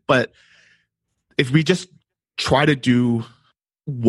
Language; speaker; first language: English; native; English